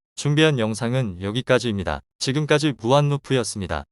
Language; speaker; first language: Korean; native; Korean